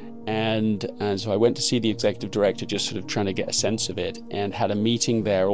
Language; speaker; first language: English; native; English